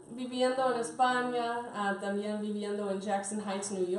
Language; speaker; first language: Spanish; non-native, fluent; English